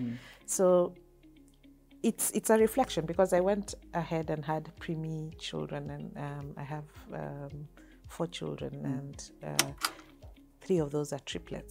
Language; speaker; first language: English; non-native, local second language; Luyia